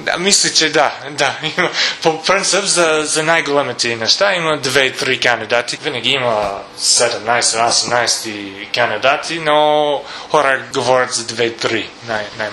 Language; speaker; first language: Bulgarian; non-native, learner; English